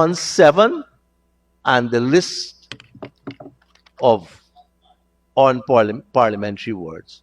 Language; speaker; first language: English; native; English